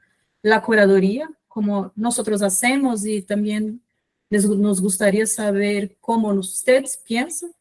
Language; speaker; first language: Spanish; non-native, fluent; Portuguese